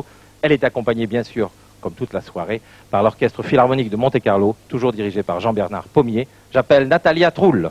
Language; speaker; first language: French; native; French